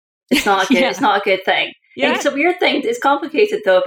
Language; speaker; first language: English; native; English